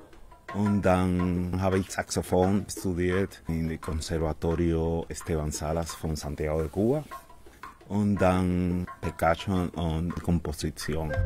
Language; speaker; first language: German; non-native, fluent; Spanish